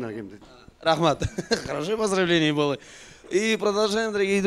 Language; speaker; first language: Russian; non-native, local second language; Uzbek